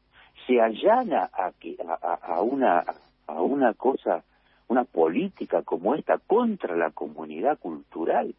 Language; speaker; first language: Spanish; native; Spanish